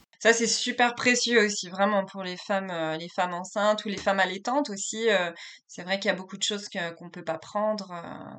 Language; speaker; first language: French; native; French